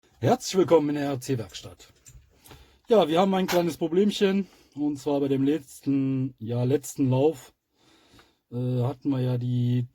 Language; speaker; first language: German; native; German